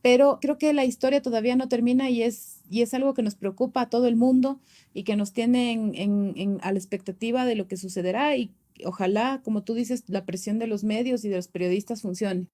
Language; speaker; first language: Spanish; native; Spanish